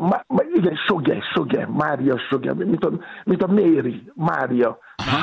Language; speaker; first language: Hungarian; non-native, learner; Yoruba